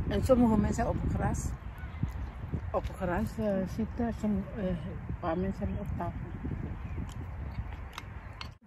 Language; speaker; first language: Dutch; non-native, learner; Indonesian